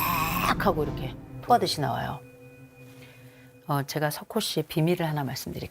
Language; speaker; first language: Korean; native; Korean